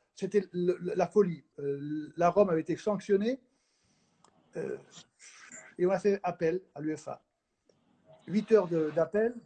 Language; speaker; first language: French; non-native, fluent; Spanish